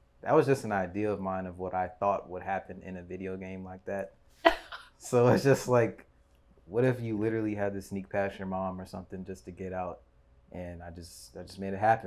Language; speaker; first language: English; native; English